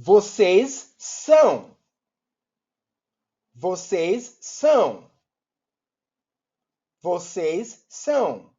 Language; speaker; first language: Portuguese; non-native, learner; Yoruba